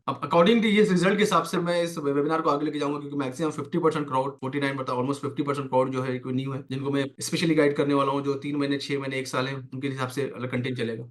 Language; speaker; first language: Hindi; native; Hindi